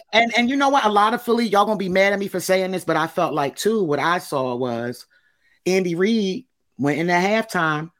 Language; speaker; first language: English; native; English